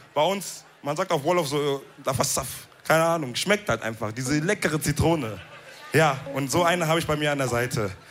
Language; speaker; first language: German; early bilingual, other home language; Wolof